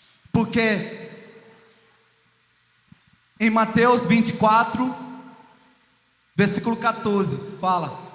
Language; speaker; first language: Portuguese; non-native, local second language; Ticuna